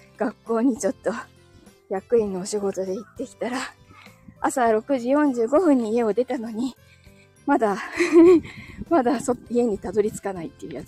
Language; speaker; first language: Japanese; native; Japanese